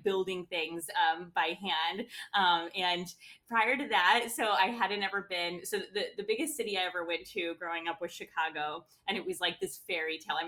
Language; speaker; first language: English; native; English